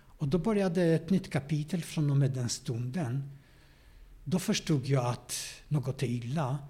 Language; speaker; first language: Swedish; non-native, fluent; Polish